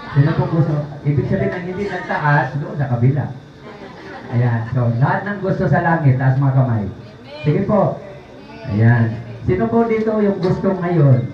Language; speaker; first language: Filipino; non-native, local second language; Cebuano